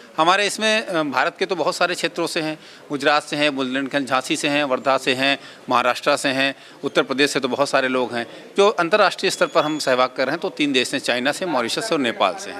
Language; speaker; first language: Hindi; native; Hindi